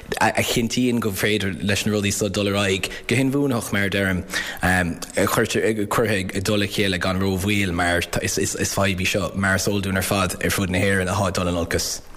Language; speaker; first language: Irish; native; Irish